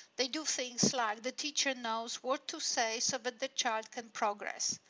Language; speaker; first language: English; non-native, fluent; Polish